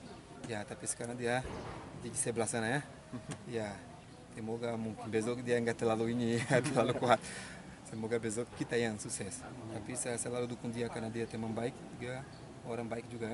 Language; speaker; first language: Indonesian; non-native, fluent; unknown